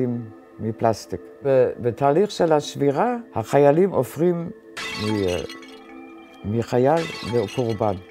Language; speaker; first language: Hebrew; non-native, fluent; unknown